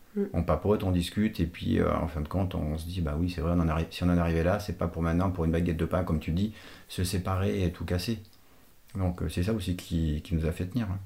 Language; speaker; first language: French; non-native, fluent; Portuguese